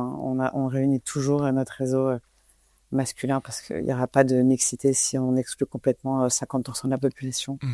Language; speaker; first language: French; native; French